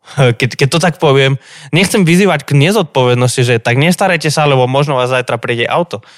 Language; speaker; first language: Slovak; non-native, fluent; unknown